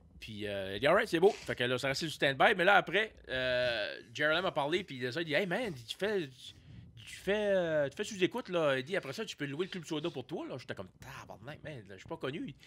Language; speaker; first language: French; native; French